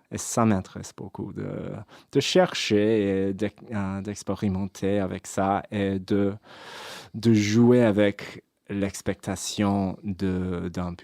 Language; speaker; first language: French; non-native, fluent; English